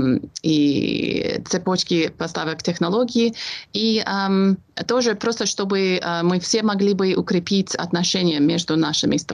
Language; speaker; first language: Russian; non-native, fluent; English